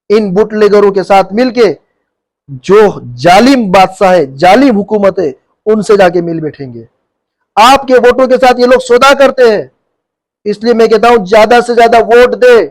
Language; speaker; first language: Hindi; non-native, local second language; Gujarati